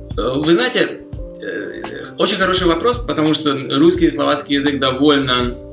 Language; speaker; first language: Russian; non-native, fluent; Slovak